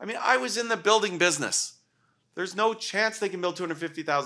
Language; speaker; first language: English; native; English